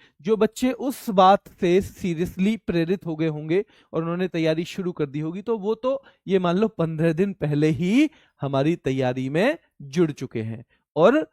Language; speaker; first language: Hindi; native; Hindi